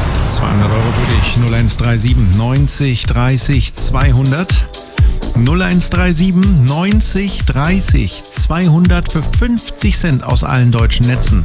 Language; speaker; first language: German; native; German